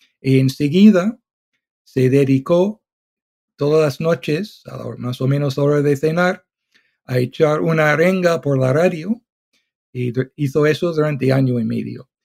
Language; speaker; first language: Spanish; non-native, fluent; English